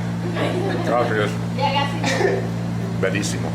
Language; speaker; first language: Spanish; non-native, learner; English